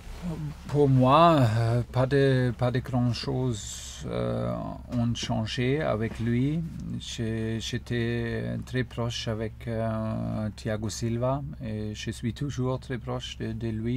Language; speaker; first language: French; non-native, fluent; German